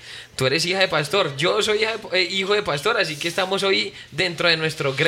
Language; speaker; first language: Spanish; native; Spanish